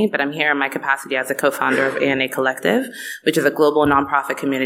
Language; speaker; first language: English; non-native, local second language; Igbo